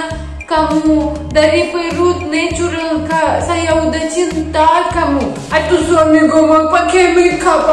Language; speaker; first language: Indonesian; non-native, learner; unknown